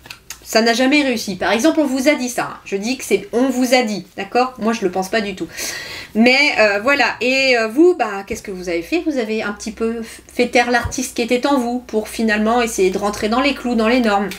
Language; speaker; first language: French; native; French